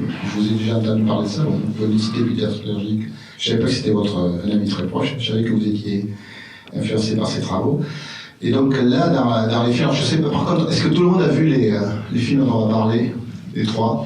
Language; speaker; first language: French; native; French